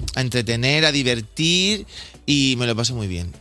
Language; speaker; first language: Spanish; native; Spanish